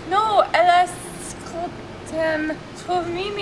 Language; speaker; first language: French; non-native, learner; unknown